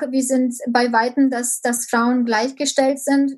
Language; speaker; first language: German; early bilingual, other home language; Romanian